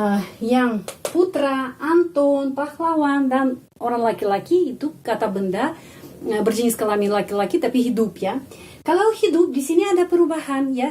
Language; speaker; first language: Indonesian; non-native, fluent; Russian